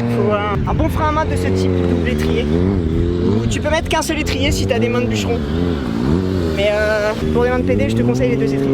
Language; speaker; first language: French; native; French